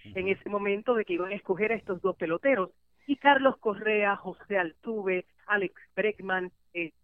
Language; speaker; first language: Spanish; native; Spanish